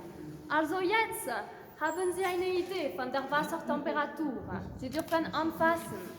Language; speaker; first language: German; non-native, local second language; French